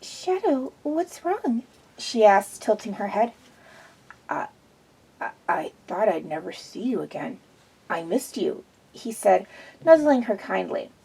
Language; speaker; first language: English; native; English